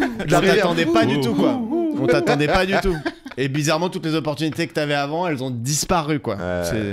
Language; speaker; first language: French; native; French